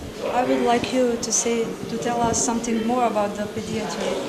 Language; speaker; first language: English; non-native, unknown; Macedonian